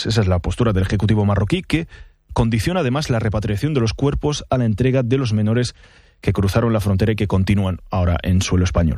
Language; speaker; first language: Spanish; native; Spanish